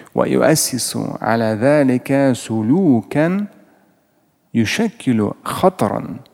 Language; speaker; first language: Arabic; non-native, fluent; Russian